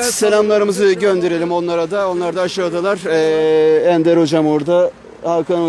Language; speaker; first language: Turkish; native; Turkish